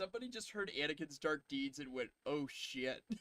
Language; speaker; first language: English; native; English